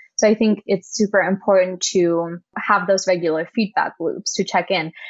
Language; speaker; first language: English; non-native, fluent; German